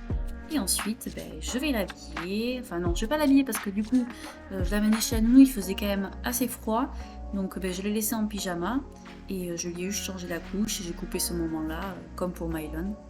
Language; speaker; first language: French; native; French